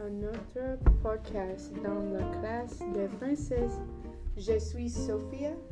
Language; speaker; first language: French; non-native, learner; English